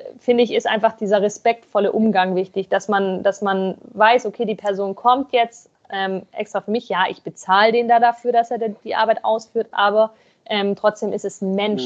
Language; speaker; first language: German; native; German